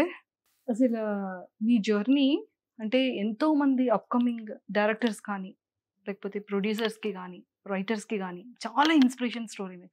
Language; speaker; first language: Telugu; native; Telugu